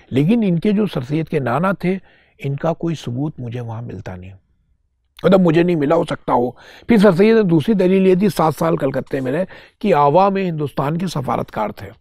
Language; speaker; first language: Hindi; native; Hindi